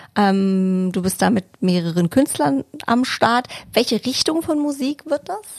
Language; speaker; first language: German; native; German